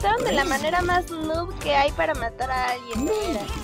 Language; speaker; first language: Spanish; native; Spanish